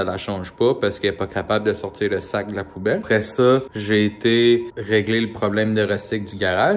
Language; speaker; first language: French; native; French